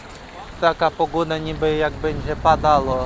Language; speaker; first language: Polish; non-native, learner; Ukrainian